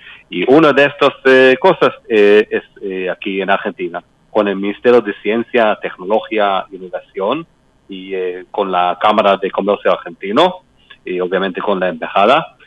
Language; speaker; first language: Spanish; non-native, learner; Hebrew